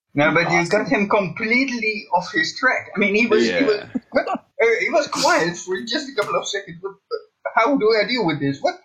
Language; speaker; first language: English; non-native, fluent; Dutch